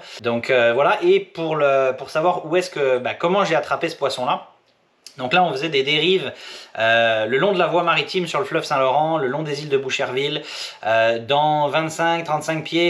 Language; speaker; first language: French; native; French